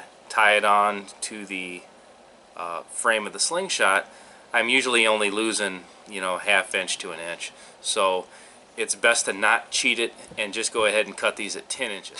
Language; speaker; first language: English; native; English